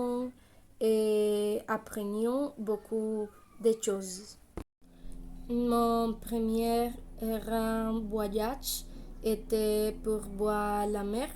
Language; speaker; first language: French; non-native, learner; Spanish